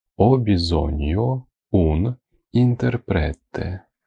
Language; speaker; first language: Italian; non-native, fluent; Ukrainian